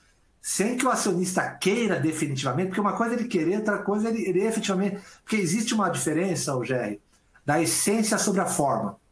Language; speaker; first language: Portuguese; native; Portuguese